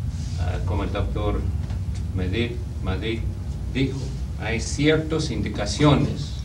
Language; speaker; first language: Spanish; non-native, learner; English